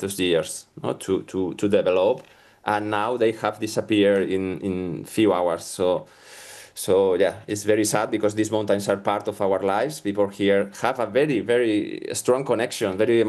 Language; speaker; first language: English; non-native, fluent; Spanish